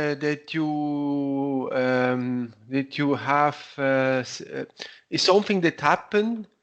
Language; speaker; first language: English; non-native, learner; Italian